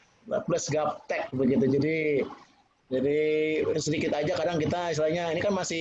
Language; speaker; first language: Indonesian; native; Indonesian